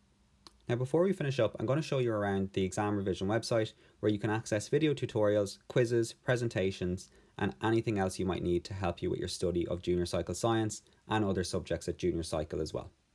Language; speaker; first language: English; native; English